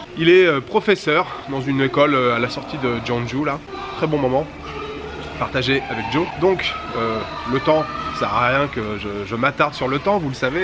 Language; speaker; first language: French; native; French